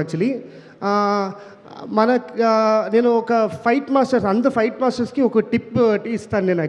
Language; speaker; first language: Telugu; non-native, learner; Kannada